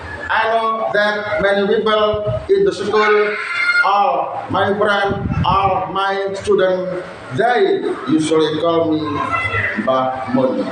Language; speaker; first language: English; non-native, learner; Indonesian